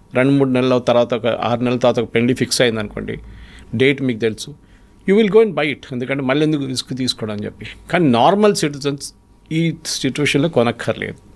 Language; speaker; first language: Telugu; non-native, local second language; Malayalam